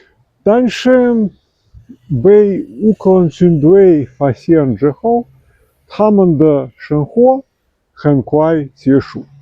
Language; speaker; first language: Chinese; non-native, fluent; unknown